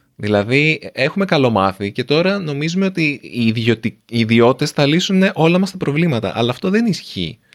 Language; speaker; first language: Greek; native; Greek